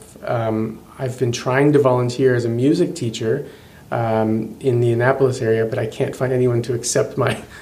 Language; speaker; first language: English; native; English